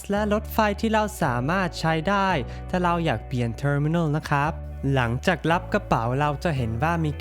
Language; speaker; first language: Thai; non-native, fluent; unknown